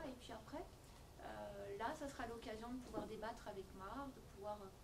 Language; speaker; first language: French; native; French